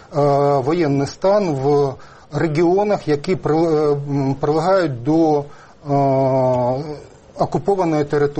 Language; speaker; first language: Ukrainian; native; Ukrainian